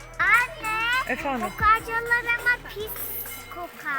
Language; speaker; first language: Turkish; early bilingual, heritage; Turkish